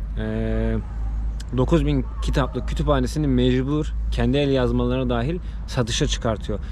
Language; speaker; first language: Turkish; native; Turkish